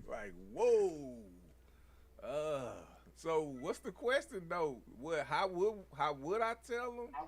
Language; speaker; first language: English; native; English